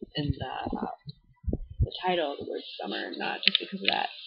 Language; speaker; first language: English; native; English